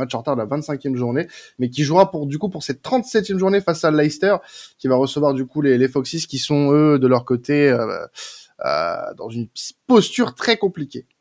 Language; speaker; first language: French; native; French